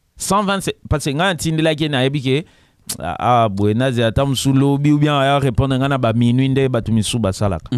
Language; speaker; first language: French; non-native, local second language; Lingala